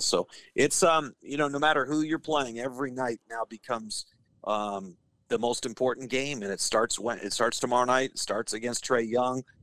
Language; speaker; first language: English; native; English